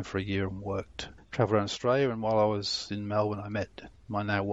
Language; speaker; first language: English; native; English